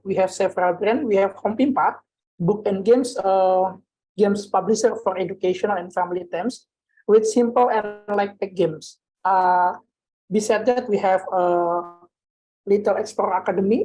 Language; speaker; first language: English; non-native, learner; Indonesian